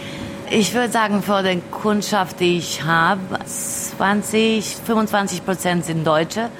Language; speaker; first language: German; early bilingual, other home language; Albanian